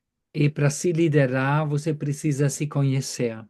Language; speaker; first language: Portuguese; non-native, fluent; German